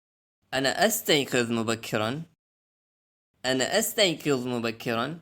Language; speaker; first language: Arabic; non-native, fluent; Urdu